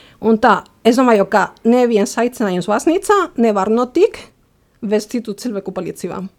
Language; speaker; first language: Latvian; non-native, fluent; Spanish